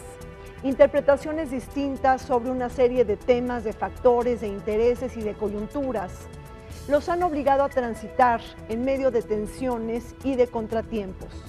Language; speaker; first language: Spanish; native; Spanish